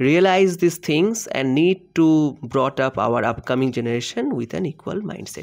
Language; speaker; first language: English; non-native, local second language; Bangla